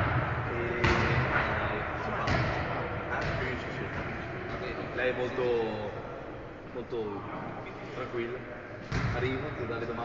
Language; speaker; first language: Italian; native; Italian